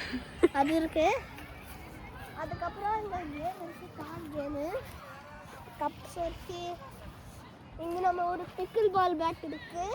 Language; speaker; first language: Tamil; early bilingual, heritage; Tamil